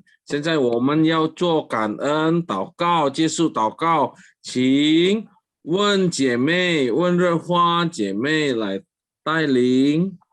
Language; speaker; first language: Chinese; early bilingual, heritage; Chinese